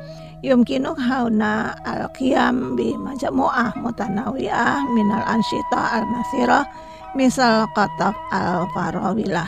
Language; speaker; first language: Arabic; non-native, fluent; Indonesian